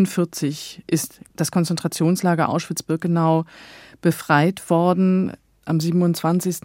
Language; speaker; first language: German; native; German